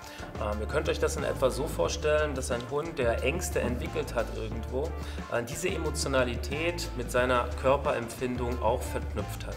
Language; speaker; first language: German; native; German